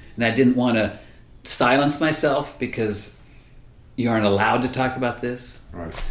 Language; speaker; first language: English; early bilingual, other home language; Swiss German